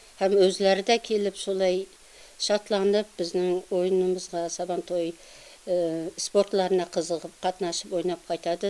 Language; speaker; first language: Tatar; early bilingual, heritage; Tatar